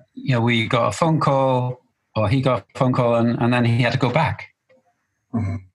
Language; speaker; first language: English; native; English